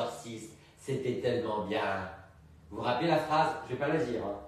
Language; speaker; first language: French; native; French